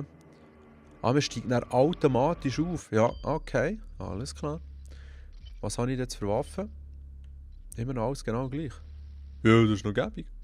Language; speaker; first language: German; native; German